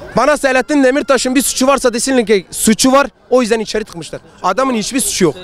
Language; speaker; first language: Turkish; non-native, local second language; Kurdish